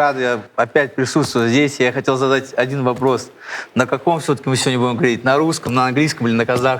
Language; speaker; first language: Russian; native; Russian